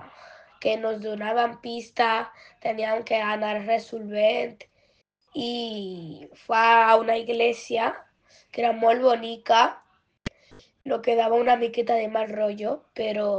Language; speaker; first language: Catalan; non-native, local second language; Spanish